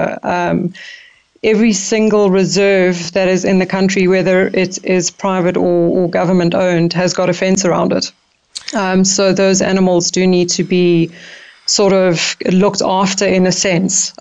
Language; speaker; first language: English; native; English